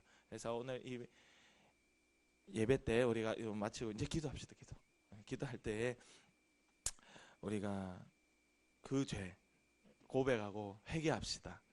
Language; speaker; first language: Korean; native; Korean